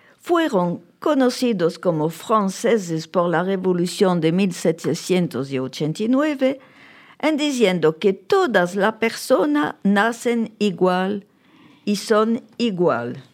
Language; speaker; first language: Spanish; early bilingual, heritage; French